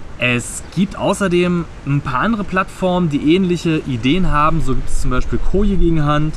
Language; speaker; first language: German; native; German